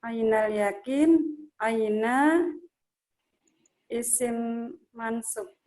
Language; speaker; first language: Arabic; non-native, learner; Indonesian